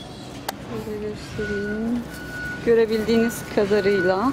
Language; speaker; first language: Turkish; native; Turkish